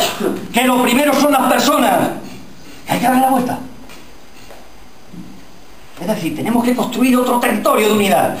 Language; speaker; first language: Spanish; native; Spanish